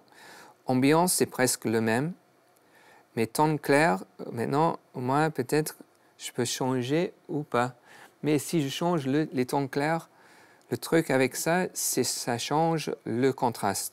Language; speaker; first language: French; non-native, learner; English